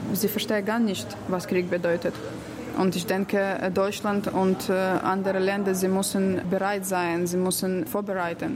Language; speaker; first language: German; non-native, learner; Ukrainian